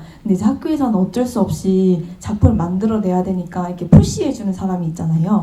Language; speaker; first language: Korean; native; Korean